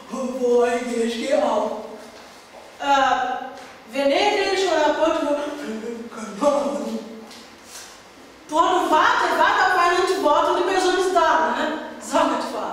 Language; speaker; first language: German; non-native, learner; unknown